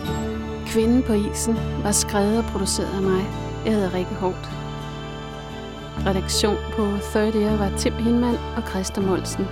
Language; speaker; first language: Danish; native; Danish